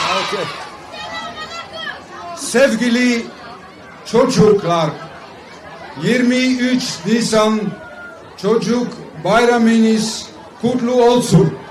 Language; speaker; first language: Turkish; non-native, learner; Dutch